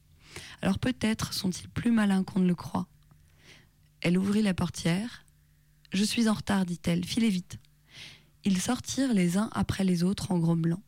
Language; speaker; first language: French; native; French